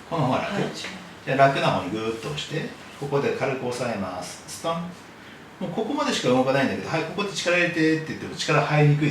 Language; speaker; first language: Japanese; native; Japanese